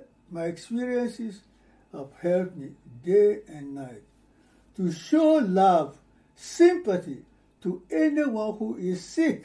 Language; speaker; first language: English; non-native, fluent; Ewe